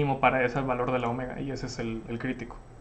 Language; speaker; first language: Spanish; native; Spanish